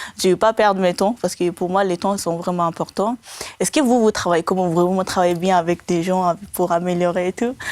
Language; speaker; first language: French; non-native, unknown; Tibetan